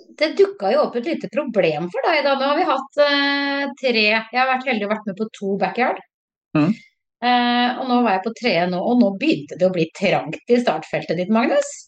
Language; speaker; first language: Norwegian; native; Norwegian